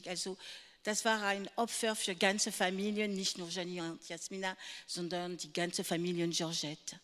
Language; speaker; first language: German; non-native, fluent; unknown